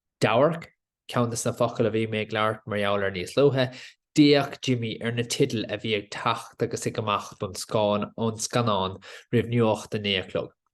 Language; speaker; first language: Irish; native; Irish